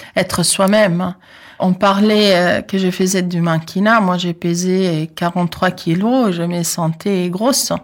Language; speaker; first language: French; non-native, fluent; Italian